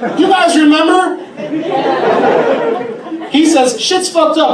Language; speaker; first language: English; native; English